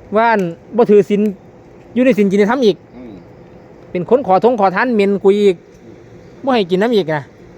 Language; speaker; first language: Thai; non-native, local second language; Lao